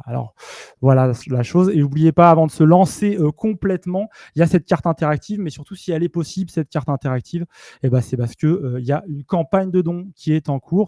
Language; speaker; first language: French; native; French